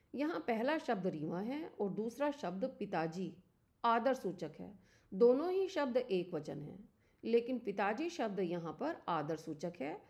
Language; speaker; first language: Hindi; native; Hindi